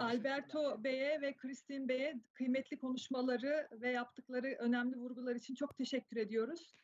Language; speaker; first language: Turkish; native; Turkish